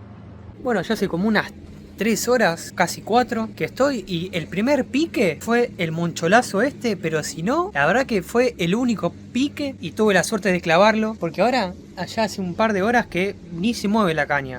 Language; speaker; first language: Spanish; native; Spanish